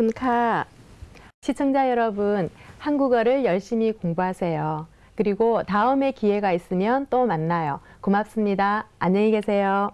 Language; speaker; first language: Korean; non-native, fluent; Thai